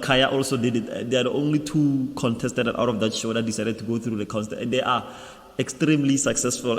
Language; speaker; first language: English; non-native, local second language; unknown